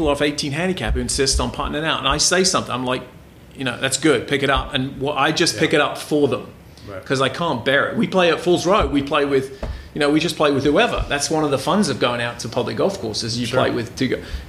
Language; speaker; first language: English; native; English